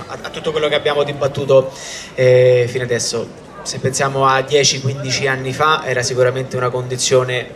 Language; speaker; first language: Italian; native; Italian